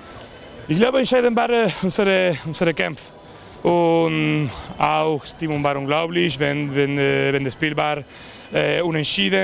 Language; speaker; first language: German; non-native, learner; Spanish